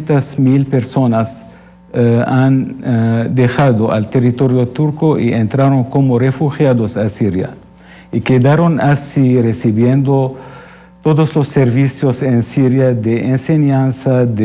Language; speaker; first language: Spanish; non-native, fluent; Arabic